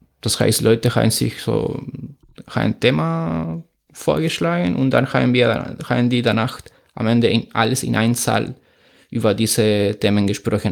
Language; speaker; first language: German; non-native, fluent; Spanish